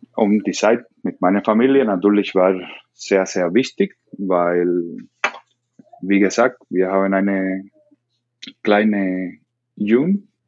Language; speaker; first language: German; non-native, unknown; Spanish